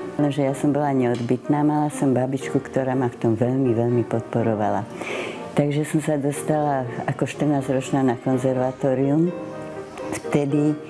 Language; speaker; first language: Slovak; native; Slovak